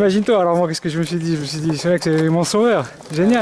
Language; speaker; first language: French; native; French